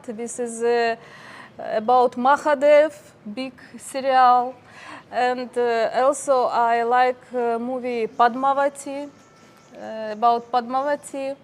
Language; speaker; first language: English; non-native, learner; Ukrainian